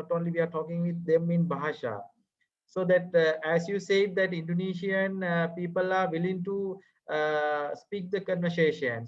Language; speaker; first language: English; non-native, fluent; Sinhala